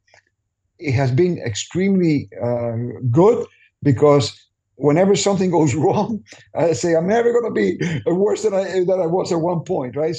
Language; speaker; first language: English; non-native, fluent; Spanish